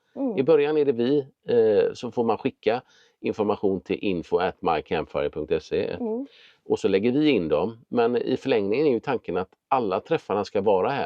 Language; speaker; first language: Swedish; native; Swedish